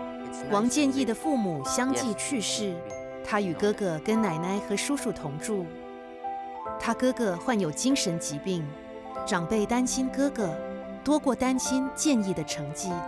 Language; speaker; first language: Chinese; native; Chinese